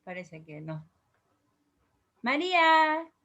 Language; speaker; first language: Spanish; non-native, learner; Japanese